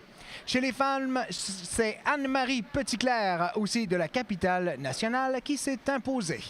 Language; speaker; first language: French; native; French